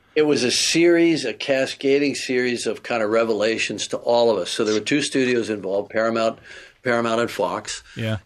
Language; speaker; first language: English; native; English